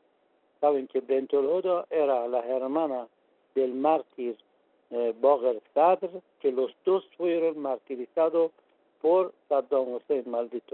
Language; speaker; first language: Spanish; non-native, fluent; Persian